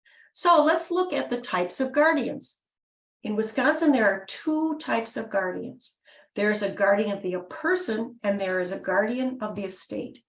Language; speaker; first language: English; native; English